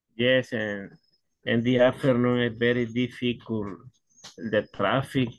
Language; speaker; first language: English; non-native, learner; Spanish